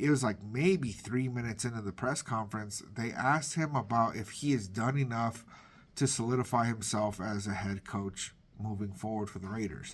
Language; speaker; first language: English; native; English